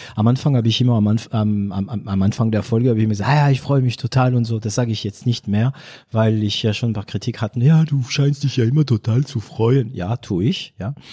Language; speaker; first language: German; non-native, fluent; French